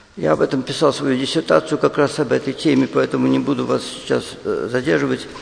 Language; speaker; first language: Russian; early bilingual, heritage; Russian